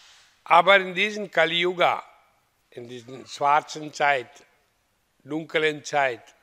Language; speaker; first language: German; non-native, learner; Hindi